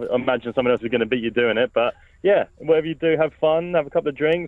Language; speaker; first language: English; native; English